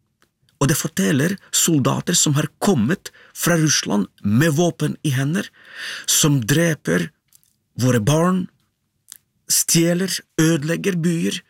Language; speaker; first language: Norwegian; non-native, learner; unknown